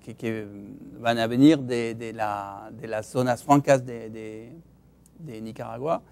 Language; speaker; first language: Spanish; non-native, fluent; French